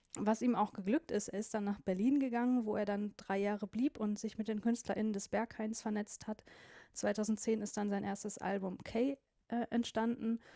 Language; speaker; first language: German; native; German